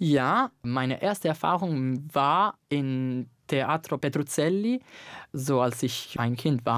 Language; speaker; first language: German; non-native, fluent; Italian